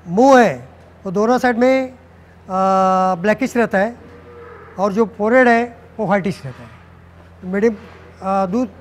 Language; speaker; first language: Hindi; non-native, local second language; Marathi